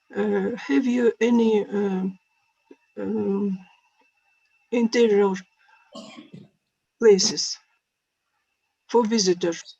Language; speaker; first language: English; non-native, learner; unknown